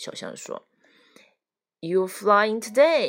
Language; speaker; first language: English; non-native, fluent; Chinese